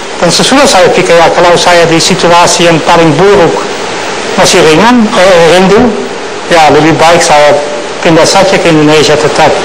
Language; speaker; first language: Indonesian; non-native, fluent; Dutch